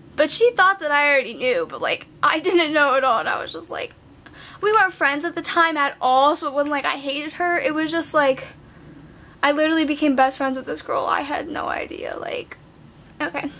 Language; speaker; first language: English; native; English